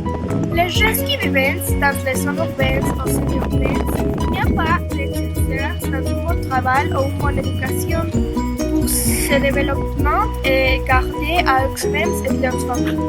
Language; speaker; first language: French; non-native, learner; Spanish